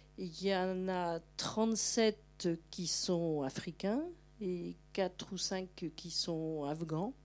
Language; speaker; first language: French; native; French